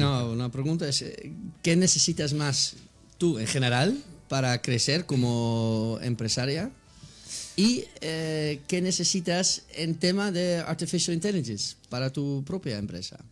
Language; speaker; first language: Spanish; non-native, fluent; Dutch